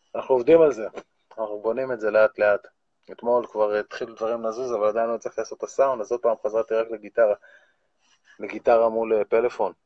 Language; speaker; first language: Hebrew; native; Hebrew